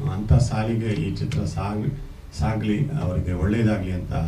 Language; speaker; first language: Kannada; native; Kannada